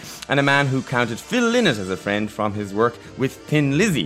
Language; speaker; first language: English; native; English